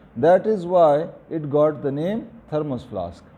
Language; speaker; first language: English; non-native, local second language; Urdu